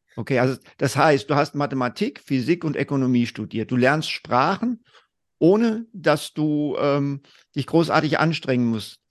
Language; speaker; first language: German; native; German